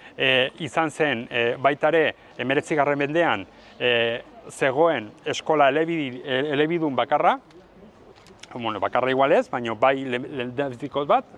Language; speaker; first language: Basque; native; Basque